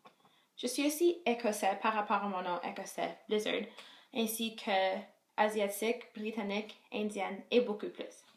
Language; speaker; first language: French; non-native, local second language; English